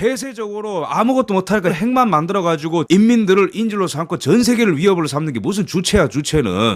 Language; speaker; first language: Korean; native; Korean